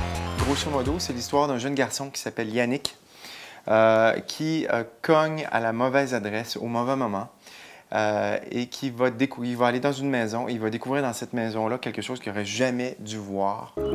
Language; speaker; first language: French; native; French